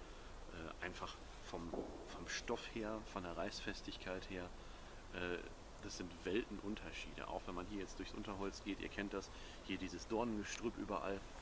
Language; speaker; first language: German; native; German